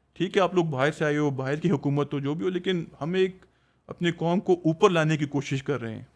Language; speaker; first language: Urdu; non-native, local second language; Pashto